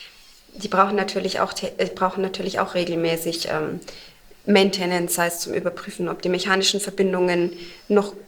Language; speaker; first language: German; native; German